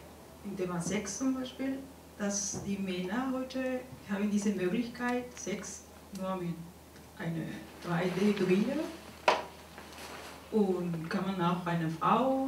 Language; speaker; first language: German; non-native, learner; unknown